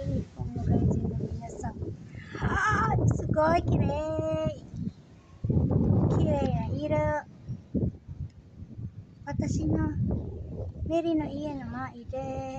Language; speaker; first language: Japanese; non-native, learner; Filipino